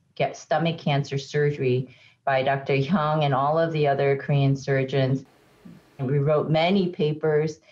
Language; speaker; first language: English; native; English